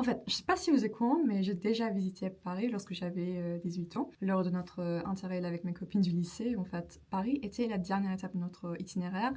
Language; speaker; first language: French; non-native, fluent; Turkish